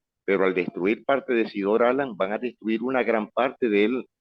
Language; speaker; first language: Spanish; native; Spanish